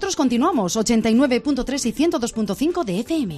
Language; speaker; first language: Spanish; native; Spanish